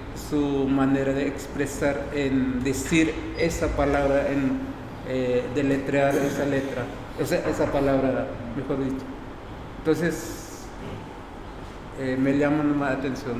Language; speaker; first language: Spanish; non-native, local second language; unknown